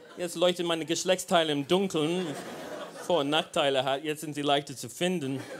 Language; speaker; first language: German; non-native, fluent; English